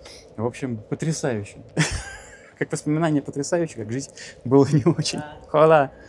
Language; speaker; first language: Russian; native; Russian